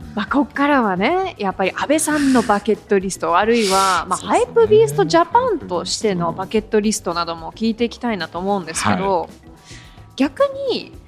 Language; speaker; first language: Japanese; non-native, fluent; English